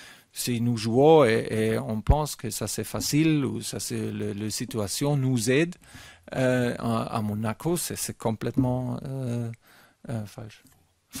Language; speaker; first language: French; non-native, fluent; German